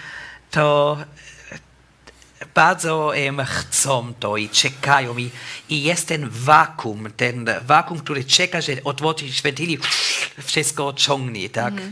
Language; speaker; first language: Polish; non-native, learner; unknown